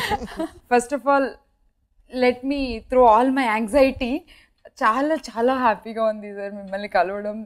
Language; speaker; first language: Telugu; native; Telugu